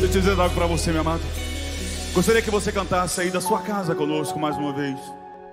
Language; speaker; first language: Portuguese; native; Portuguese